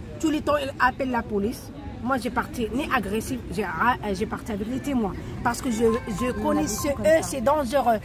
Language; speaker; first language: French; non-native, learner; Arabic